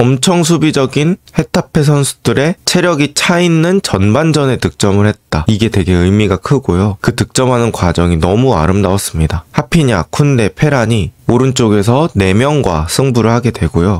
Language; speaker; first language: Korean; native; Korean